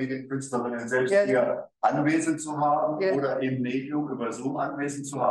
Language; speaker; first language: German; native; German